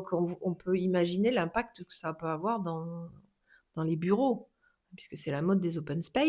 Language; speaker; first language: French; native; French